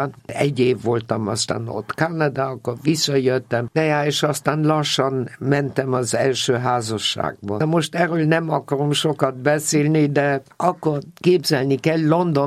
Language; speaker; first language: Hungarian; non-native, fluent; German